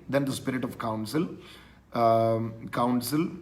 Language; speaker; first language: English; non-native, local second language; Malayalam